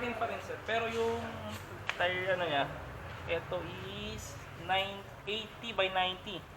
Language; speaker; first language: Filipino; native; Filipino